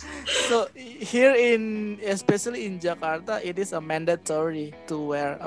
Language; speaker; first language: English; non-native, fluent; Indonesian